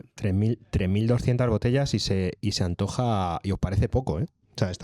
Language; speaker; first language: Spanish; native; Spanish